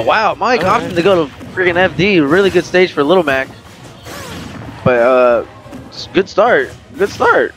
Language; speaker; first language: English; native; English